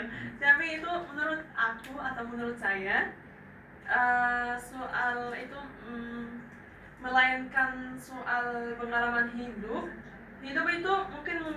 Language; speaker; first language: Indonesian; non-native, fluent; Arabic